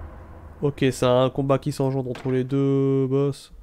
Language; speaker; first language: French; native; French